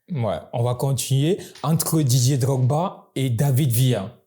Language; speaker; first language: French; native; French